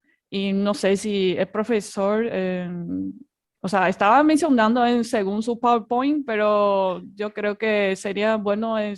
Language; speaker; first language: Spanish; non-native, fluent; Chinese